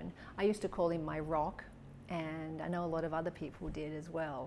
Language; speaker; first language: English; native; English